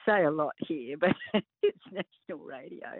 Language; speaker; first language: English; native; English